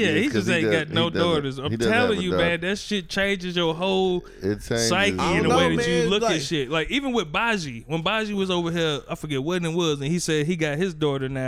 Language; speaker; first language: English; native; English